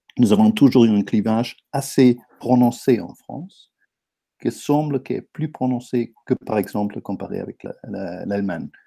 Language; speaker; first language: French; non-native, fluent; Italian